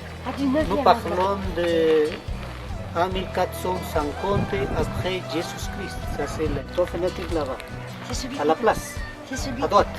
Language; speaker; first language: French; non-native, fluent; Spanish